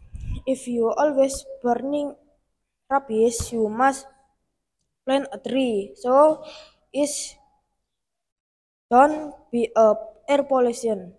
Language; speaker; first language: English; non-native, learner; Indonesian